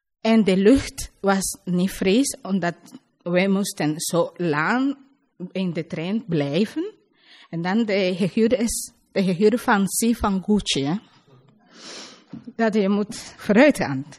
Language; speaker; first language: Dutch; non-native, learner; Spanish